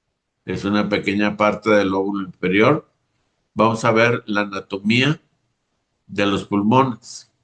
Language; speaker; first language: Spanish; native; Spanish